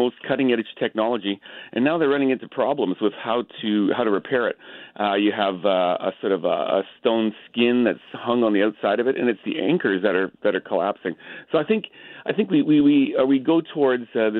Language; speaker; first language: English; native; English